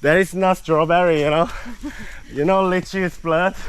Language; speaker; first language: English; non-native, learner; Korean